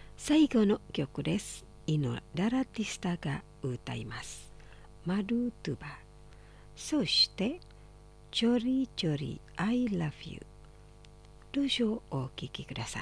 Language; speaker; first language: Japanese; non-native, fluent; Indonesian